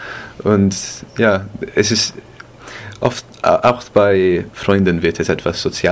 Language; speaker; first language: German; non-native, fluent; English